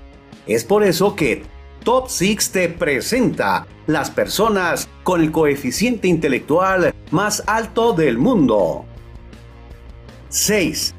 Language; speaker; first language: Spanish; native; Spanish